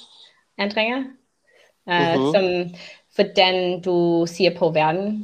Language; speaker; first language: Danish; non-native, learner; English